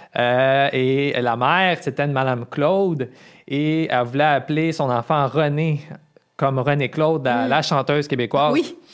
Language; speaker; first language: French; native; French